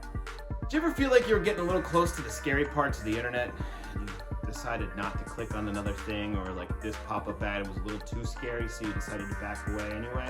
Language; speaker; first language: English; native; English